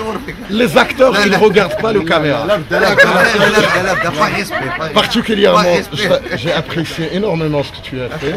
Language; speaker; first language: French; non-native, local second language; Arabic